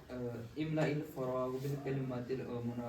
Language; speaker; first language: Arabic; non-native, learner; Kashmiri